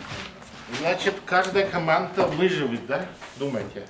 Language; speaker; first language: Russian; non-native, fluent; Mongolian